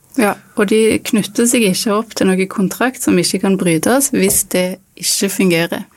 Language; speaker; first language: Norwegian; native; Norwegian